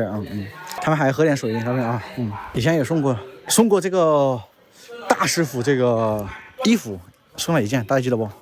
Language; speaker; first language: Chinese; native; Chinese